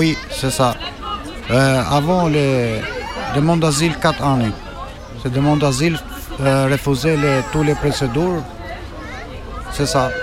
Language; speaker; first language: French; non-native, learner; Albanian